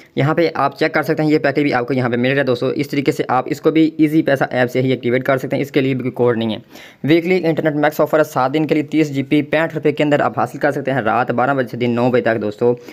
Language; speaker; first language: Urdu; non-native, local second language; Punjabi